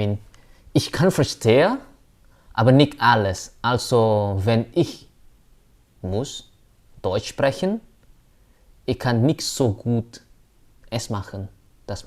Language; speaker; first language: German; non-native, learner; Indonesian